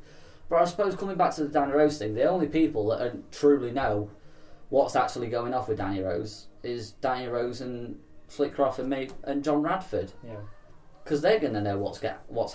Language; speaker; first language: English; native; English